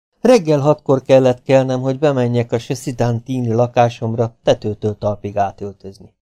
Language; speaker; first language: Hungarian; native; Hungarian